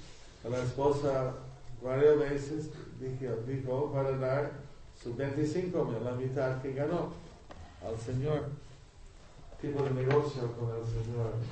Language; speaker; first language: Spanish; non-native, learner; English